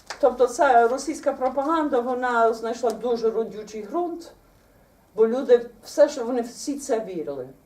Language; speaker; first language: Ukrainian; early bilingual, heritage; Ukrainian